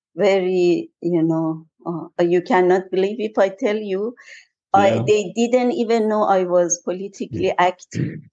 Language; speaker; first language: English; non-native, fluent; Persian